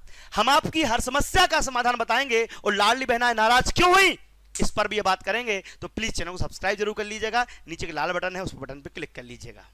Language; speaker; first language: Hindi; native; Hindi